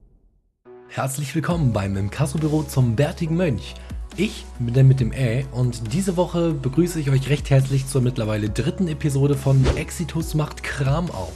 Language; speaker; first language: German; native; German